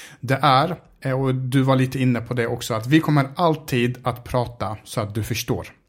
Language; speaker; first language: Swedish; early bilingual, other home language; Arabic